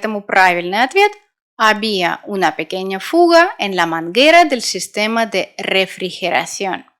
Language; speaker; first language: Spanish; non-native, fluent; Russian